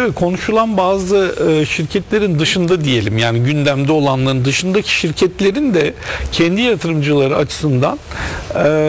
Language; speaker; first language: Turkish; native; Turkish